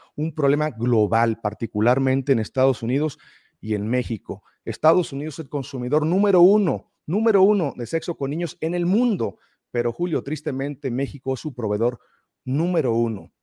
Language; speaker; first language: Spanish; native; Spanish